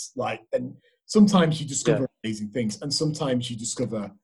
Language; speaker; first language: English; native; English